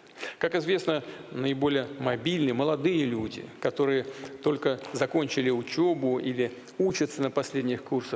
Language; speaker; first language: Russian; native; Russian